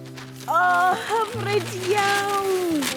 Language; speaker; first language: Welsh; non-native, learner; English